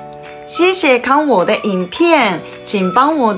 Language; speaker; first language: Chinese; non-native, learner; Japanese